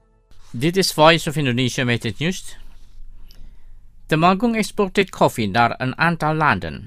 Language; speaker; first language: Dutch; non-native, fluent; Indonesian